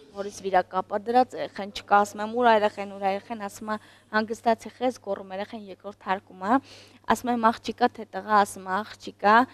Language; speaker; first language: Armenian; native; Armenian